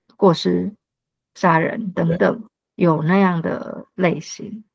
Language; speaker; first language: Chinese; non-native, fluent; Cantonese